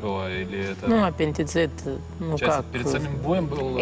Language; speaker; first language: Russian; non-native, learner; Romanian